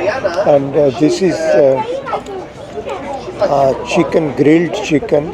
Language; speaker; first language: English; non-native, fluent; Urdu